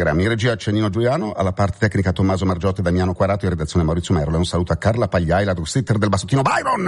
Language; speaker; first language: Italian; native; Italian